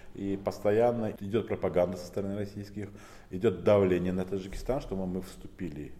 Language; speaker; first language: Russian; non-native, local second language; Tajik